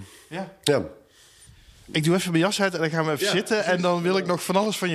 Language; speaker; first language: Dutch; native; Dutch